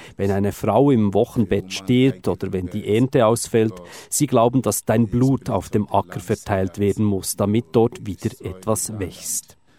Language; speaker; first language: German; native; German